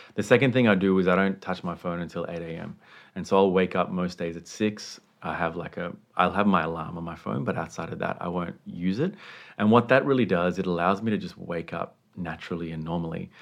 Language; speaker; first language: English; non-native, local second language; Sinhala